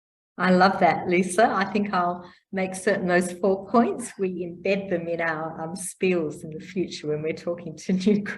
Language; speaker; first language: English; native; English